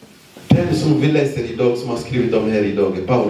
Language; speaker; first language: Swedish; non-native, fluent; Lingala